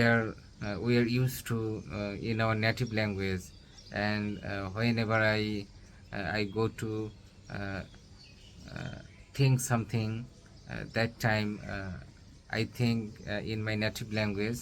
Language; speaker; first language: English; non-native, learner; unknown